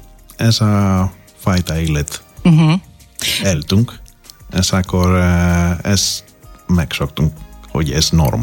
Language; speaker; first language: Hungarian; non-native, learner; Greek